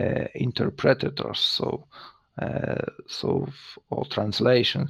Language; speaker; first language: English; non-native, learner; Polish